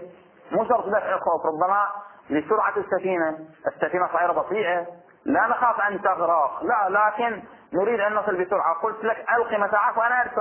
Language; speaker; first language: Arabic; native; Arabic